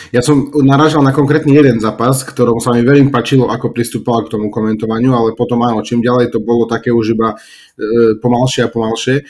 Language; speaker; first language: Slovak; native; Slovak